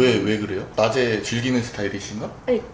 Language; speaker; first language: Korean; native; Korean